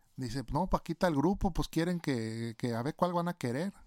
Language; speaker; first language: Spanish; early bilingual, other home language; English